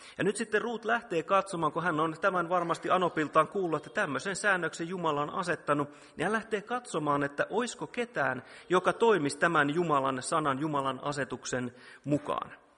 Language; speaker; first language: Finnish; native; Finnish